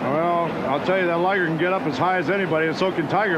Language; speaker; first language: English; native; English